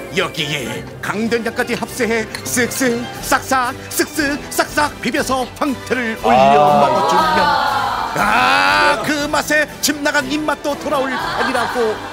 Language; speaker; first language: Korean; native; Korean